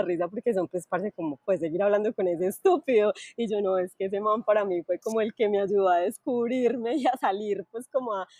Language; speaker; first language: Spanish; native; Spanish